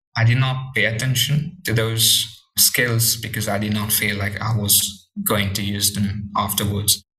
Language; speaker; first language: English; non-native, fluent; Morisyen